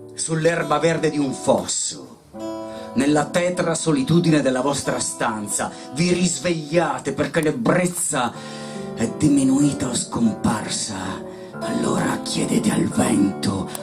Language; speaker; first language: Italian; native; Italian